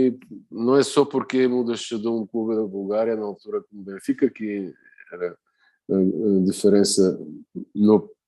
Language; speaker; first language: Portuguese; non-native, fluent; Bulgarian